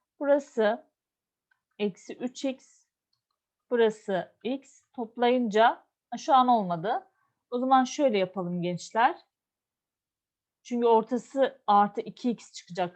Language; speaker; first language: Turkish; native; Turkish